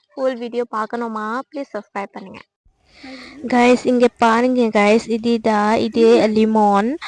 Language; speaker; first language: Tamil; non-native, learner; Bangla